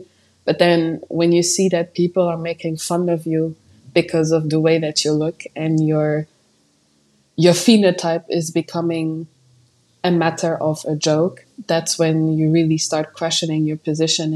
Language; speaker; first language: English; non-native, fluent; Upper Guinea Crioulo